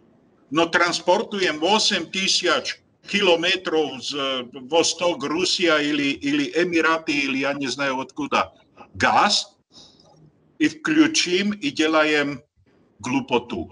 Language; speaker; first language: Russian; non-native, learner; Slovak